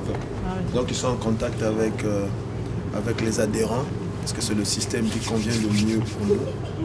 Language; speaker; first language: French; native; French